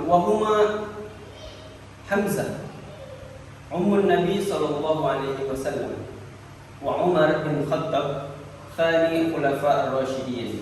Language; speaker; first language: Arabic; non-native, learner; Indonesian